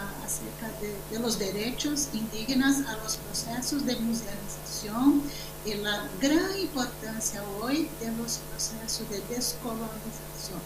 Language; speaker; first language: Spanish; non-native, learner; Portuguese